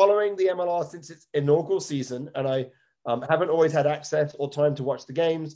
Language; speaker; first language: English; native; English